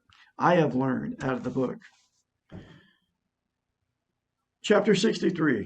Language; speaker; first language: English; native; English